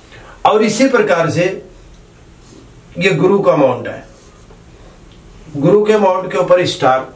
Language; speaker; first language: Hindi; native; Hindi